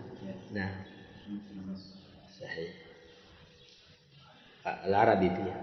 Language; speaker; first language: Arabic; non-native, fluent; Swahili